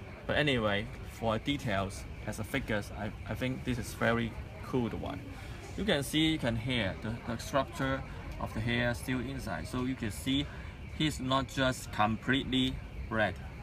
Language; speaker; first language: English; non-native, local second language; Cantonese